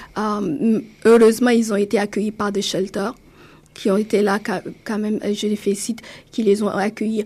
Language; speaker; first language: French; non-native, local second language; Mossi